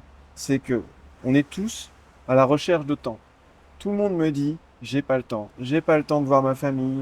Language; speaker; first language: French; native; French